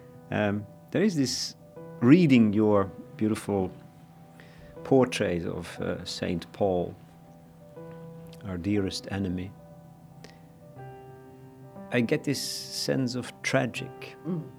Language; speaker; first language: English; non-native, fluent; Dutch